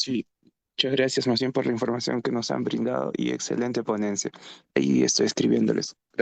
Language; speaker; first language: Spanish; native; Spanish